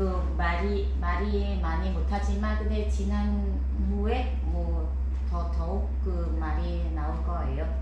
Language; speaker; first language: Korean; non-native, fluent; Vietnamese